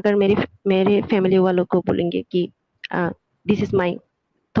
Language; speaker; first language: Hindi; non-native, fluent; Bangla